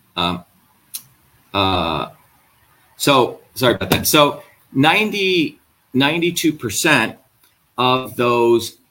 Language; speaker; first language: English; native; English